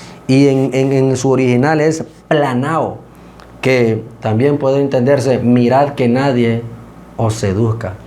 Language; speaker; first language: Spanish; native; Spanish